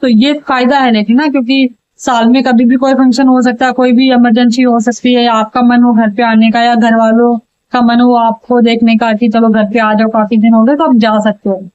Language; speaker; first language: Hindi; native; Hindi